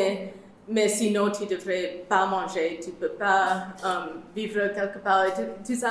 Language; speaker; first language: French; non-native, learner; English